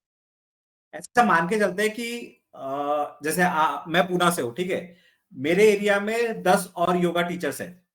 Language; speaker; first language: Hindi; native; Hindi